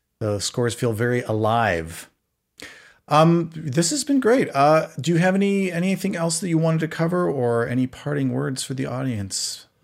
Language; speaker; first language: English; native; English